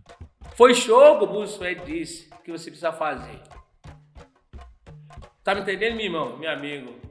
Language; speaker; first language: Portuguese; non-native, learner; Yoruba